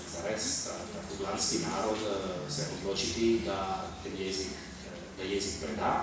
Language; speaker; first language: Slovenian; non-native, fluent; Italian